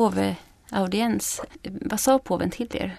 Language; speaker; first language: Swedish; native; Swedish